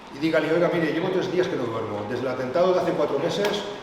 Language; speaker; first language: Spanish; native; Spanish